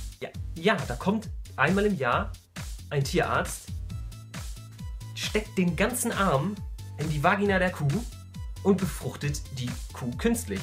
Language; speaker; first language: German; native; German